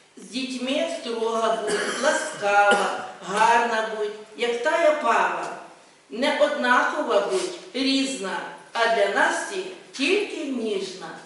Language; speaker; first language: Ukrainian; native; Ukrainian